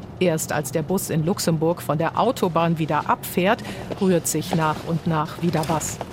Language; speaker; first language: German; native; German